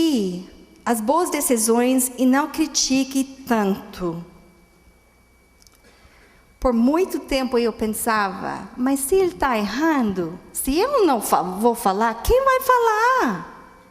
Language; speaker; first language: Portuguese; non-native, fluent; English